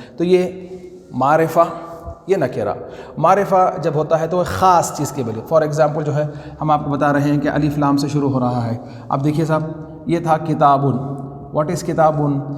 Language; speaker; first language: Urdu; native; Urdu